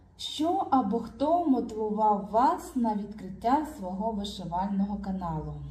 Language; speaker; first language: Ukrainian; native; Ukrainian